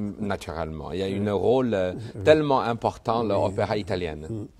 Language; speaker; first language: French; non-native, fluent; Chinese